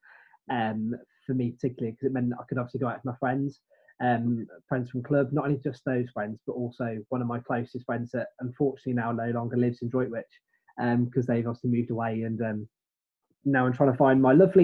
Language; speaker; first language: English; native; English